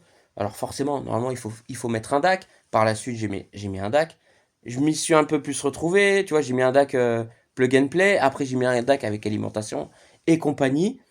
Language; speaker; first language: French; native; French